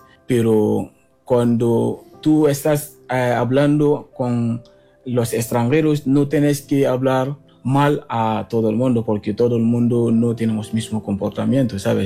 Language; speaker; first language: Spanish; non-native, fluent; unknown